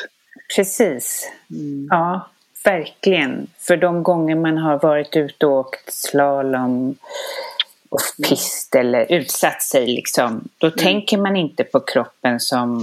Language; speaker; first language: Swedish; native; Swedish